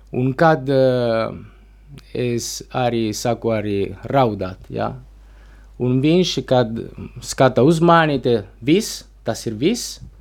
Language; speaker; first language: Latvian; non-native, learner; Italian